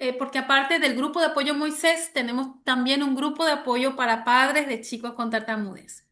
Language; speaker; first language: Spanish; early bilingual, other home language; German